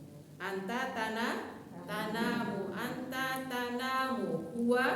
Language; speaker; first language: Arabic; non-native, fluent; Indonesian